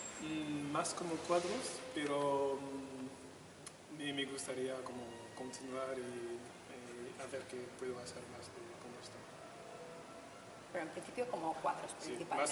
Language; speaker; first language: Spanish; non-native, learner; French